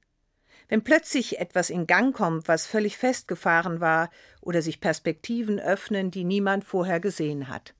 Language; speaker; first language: German; native; German